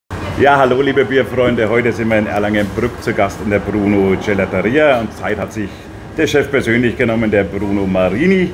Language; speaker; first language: German; native; German